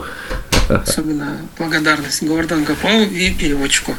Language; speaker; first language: Russian; native; Russian